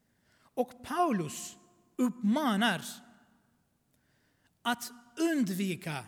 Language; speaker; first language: Swedish; non-native, fluent; Armenian